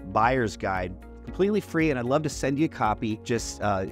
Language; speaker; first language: English; native; English